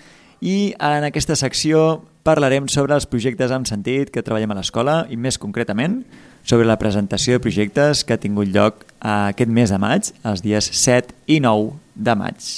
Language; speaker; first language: Catalan; native; Catalan